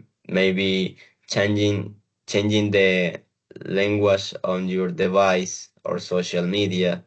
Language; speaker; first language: English; non-native, learner; Spanish